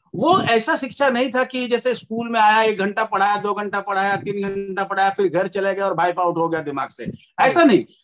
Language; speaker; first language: Hindi; native; Hindi